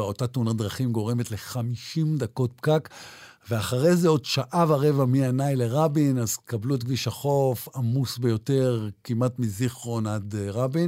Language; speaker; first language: Hebrew; native; Hebrew